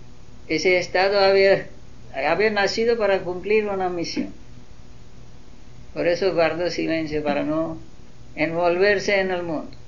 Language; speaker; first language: Spanish; non-native, learner; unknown